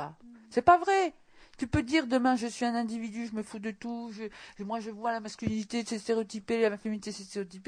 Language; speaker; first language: French; native; French